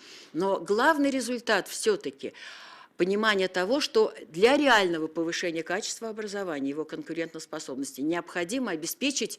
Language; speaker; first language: Russian; native; Russian